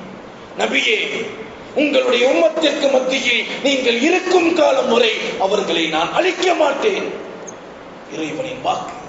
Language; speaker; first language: Tamil; native; Tamil